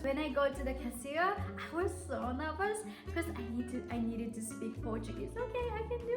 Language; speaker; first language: English; non-native, fluent; Japanese